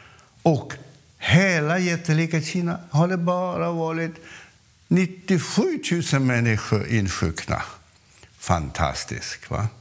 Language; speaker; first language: Swedish; non-native, fluent; Cantonese